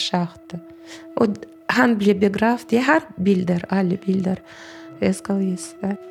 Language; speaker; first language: Norwegian; non-native, learner; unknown